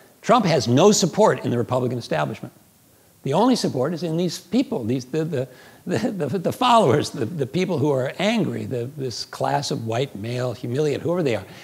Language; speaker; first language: English; native; English